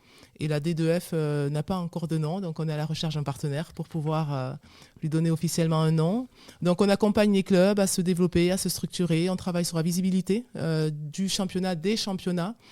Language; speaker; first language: French; native; French